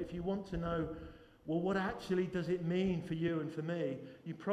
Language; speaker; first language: English; native; English